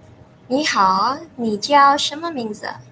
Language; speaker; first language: Chinese; non-native, learner; Indonesian